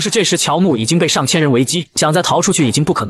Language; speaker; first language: Chinese; native; Chinese